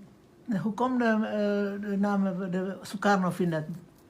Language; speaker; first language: Dutch; non-native, learner; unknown